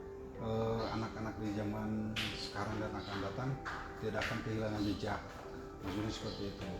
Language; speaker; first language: Indonesian; native; Indonesian